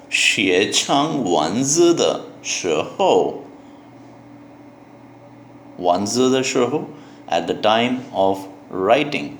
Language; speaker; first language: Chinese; non-native, learner; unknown